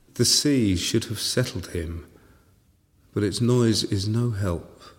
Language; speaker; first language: English; native; English